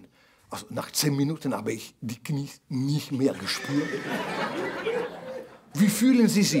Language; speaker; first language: German; non-native, fluent; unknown